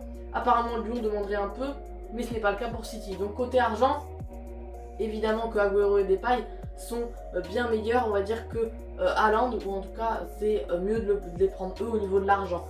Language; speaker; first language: French; native; French